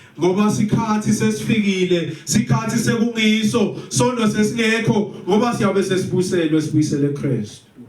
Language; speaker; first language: Zulu; non-native, local second language; Swati